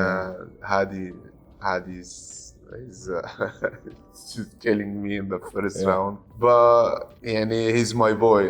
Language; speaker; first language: English; non-native, learner; Arabic